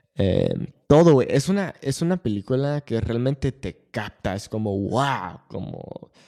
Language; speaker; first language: Spanish; non-native, fluent; English